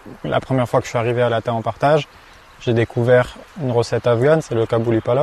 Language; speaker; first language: French; native; French